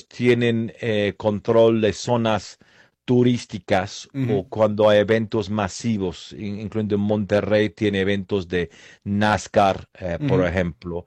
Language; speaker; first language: Spanish; non-native, fluent; English